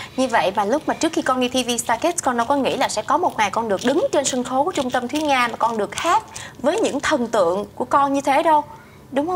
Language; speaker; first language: Vietnamese; native; Vietnamese